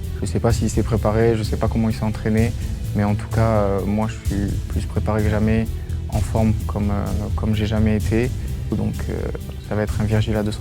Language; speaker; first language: French; native; French